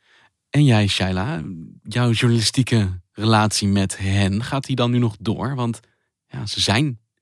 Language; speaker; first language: Dutch; native; Dutch